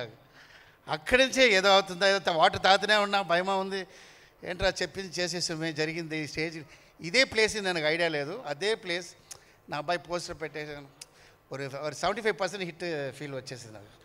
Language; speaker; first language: Telugu; non-native, fluent; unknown